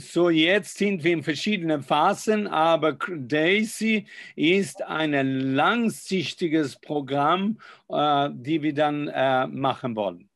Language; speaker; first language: German; non-native, fluent; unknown